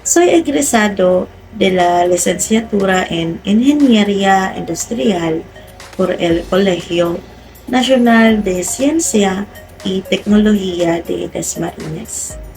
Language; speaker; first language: Spanish; non-native, learner; Filipino